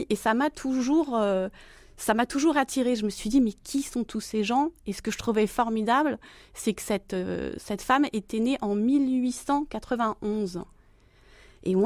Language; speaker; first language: French; native; French